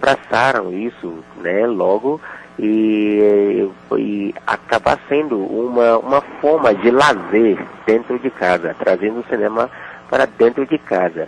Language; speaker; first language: Portuguese; non-native, fluent; Yoruba